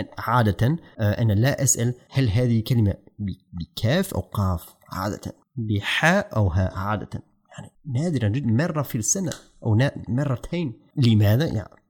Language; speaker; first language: Arabic; non-native, fluent; German